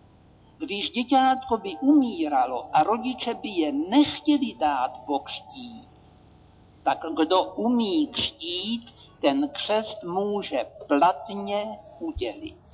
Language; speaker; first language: Czech; native; Czech